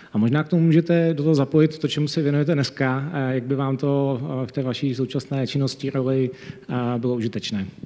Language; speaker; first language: Czech; native; Czech